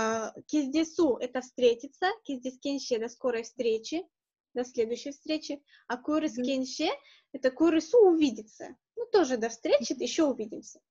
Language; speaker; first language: Russian; native; Russian